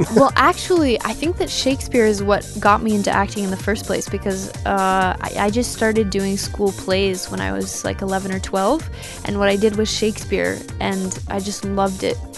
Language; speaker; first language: English; native; English